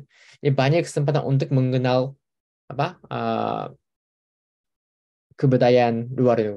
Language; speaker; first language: Indonesian; non-native, fluent; Japanese